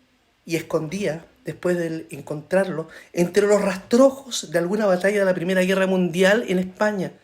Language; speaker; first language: Spanish; native; Spanish